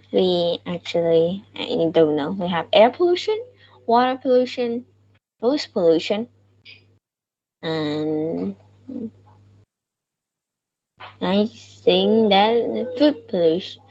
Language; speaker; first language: English; non-native, learner; Vietnamese